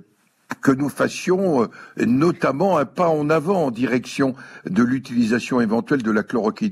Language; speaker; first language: French; native; French